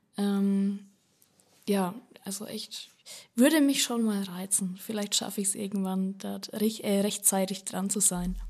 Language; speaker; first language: German; native; German